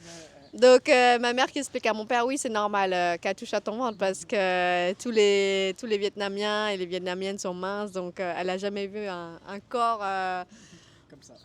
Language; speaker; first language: French; early bilingual, other home language; Vietnamese